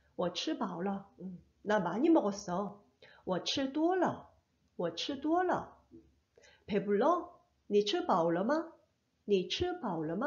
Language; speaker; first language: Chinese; non-native, fluent; Korean